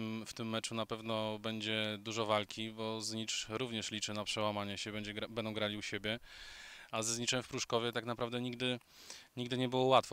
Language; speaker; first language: Polish; native; Polish